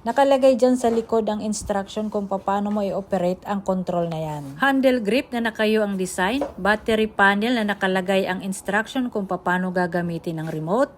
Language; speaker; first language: Filipino; native; Filipino